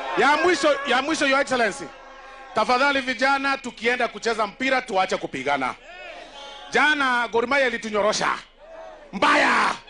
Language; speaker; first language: Swahili; non-native, local second language; Luo (Kenya and Tanzania)